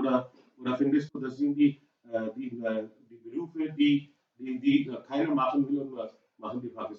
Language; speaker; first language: German; non-native, learner; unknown